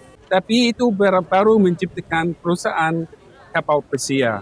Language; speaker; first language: Indonesian; non-native, fluent; English